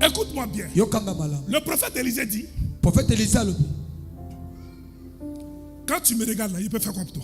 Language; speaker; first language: French; native; French